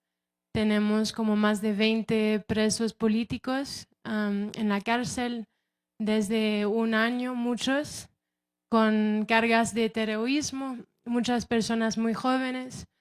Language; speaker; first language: Spanish; non-native, fluent; English